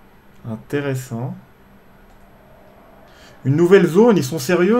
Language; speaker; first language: French; native; French